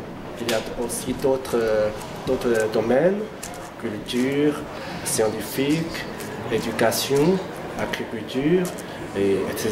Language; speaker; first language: French; non-native, fluent; Chinese